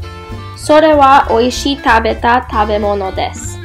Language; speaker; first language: Japanese; non-native, learner; English